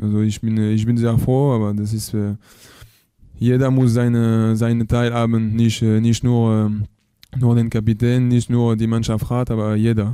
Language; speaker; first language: German; non-native, learner; French